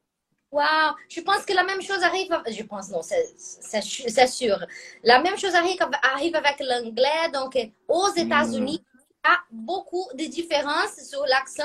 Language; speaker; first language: French; non-native, fluent; Portuguese